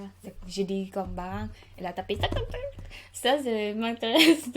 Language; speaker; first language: French; non-native, learner; Khmer